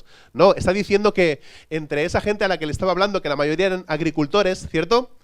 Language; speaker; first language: Spanish; native; Spanish